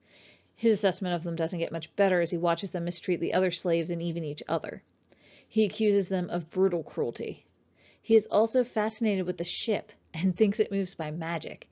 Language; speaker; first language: English; native; English